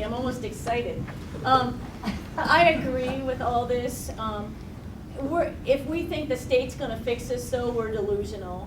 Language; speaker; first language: English; native; English